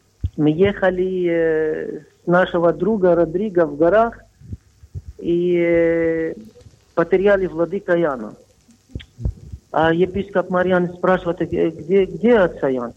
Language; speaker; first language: Russian; non-native, fluent; Arabic